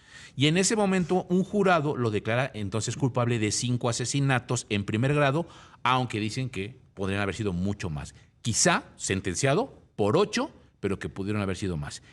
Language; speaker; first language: Spanish; native; Spanish